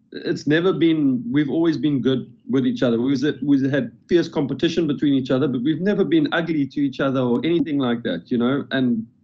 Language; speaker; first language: English; native; English